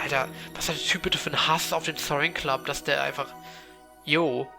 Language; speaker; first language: German; native; German